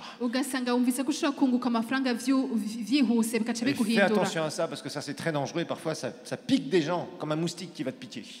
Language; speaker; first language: French; native; French